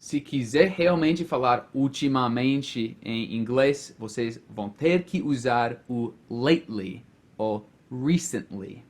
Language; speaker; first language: Portuguese; non-native, fluent; English